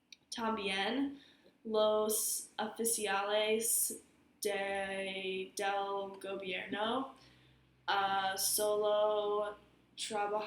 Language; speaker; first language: Spanish; non-native, learner; English